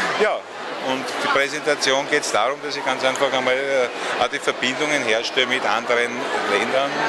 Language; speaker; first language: German; native; German